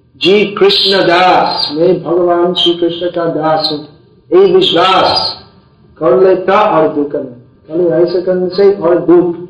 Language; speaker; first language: Hindi; non-native, fluent; English